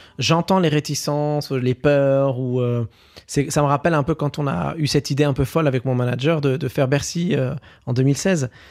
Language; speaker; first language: French; early bilingual, other home language; Arabic